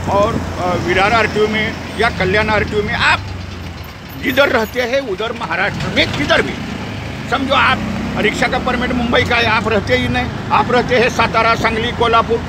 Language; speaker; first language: Hindi; non-native, local second language; Marathi